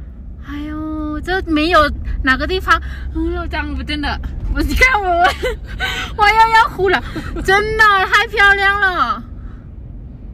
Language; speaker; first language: Chinese; non-native, fluent; Lao